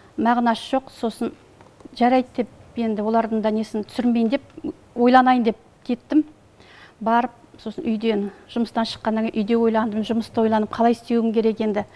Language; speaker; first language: Kazakh; native; Kazakh